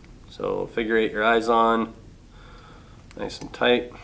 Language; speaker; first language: English; native; English